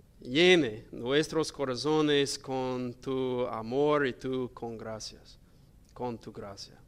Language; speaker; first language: Spanish; non-native, learner; English